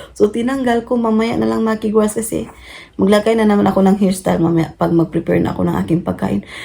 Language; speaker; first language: Filipino; non-native, local second language; Cebuano